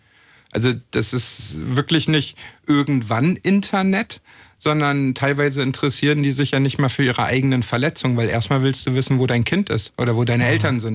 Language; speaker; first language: German; native; German